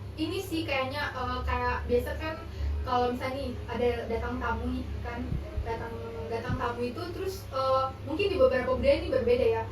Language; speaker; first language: Indonesian; native; Indonesian